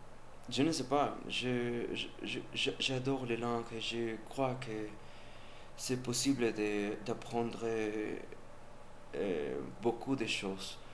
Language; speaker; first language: French; non-native, learner; Spanish